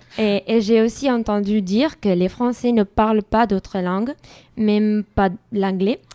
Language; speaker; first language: French; non-native, fluent; Spanish